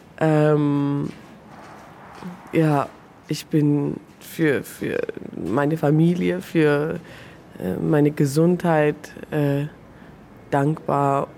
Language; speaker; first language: German; early bilingual, other home language; Persian